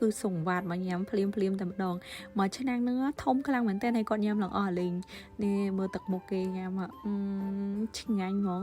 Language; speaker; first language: Khmer; native; Khmer